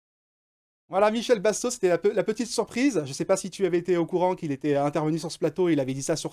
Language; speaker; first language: French; native; French